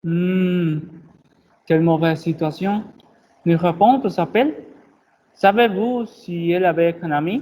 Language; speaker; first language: French; non-native, learner; Spanish